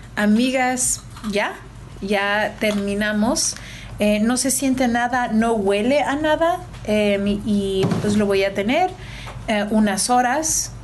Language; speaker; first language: Spanish; early bilingual, heritage; Spanish